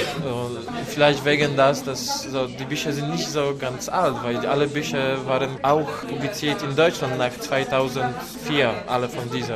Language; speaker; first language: German; non-native, learner; Polish